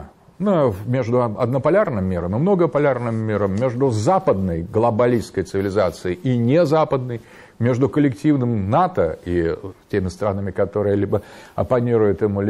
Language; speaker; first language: Russian; native; Russian